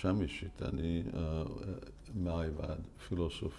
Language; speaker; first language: Hungarian; early bilingual, heritage; Hungarian